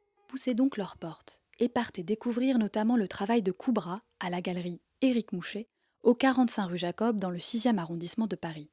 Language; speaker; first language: French; native; French